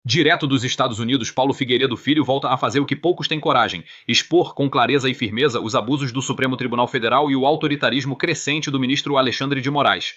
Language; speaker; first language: Portuguese; native; Portuguese